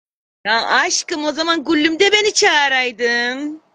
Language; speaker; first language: Turkish; native; Turkish